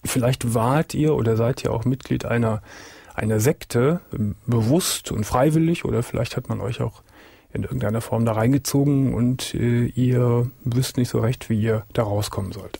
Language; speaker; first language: German; native; German